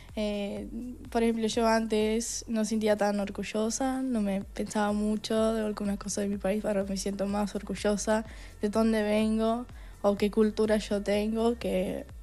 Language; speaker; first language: Spanish; non-native, fluent; Estonian